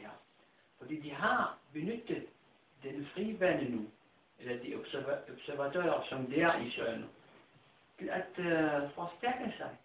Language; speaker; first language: Danish; non-native, fluent; Arabic